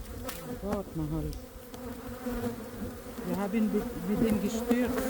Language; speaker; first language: German; non-native, learner; Filipino